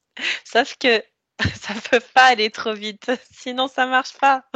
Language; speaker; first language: French; native; French